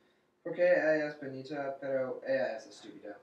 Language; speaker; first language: Spanish; non-native, learner; English